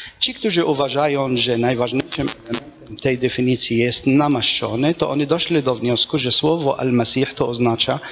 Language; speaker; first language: Polish; non-native, fluent; Arabic